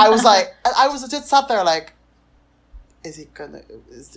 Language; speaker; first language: English; non-native, local second language; Filipino